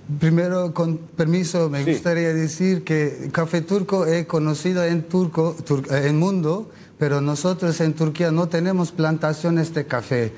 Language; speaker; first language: Spanish; non-native, learner; Turkish